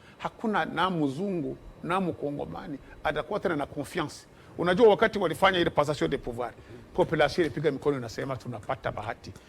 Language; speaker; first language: Swahili; native; Swahili